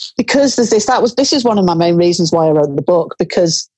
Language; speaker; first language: English; native; English